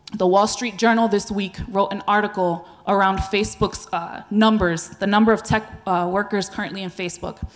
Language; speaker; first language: English; native; English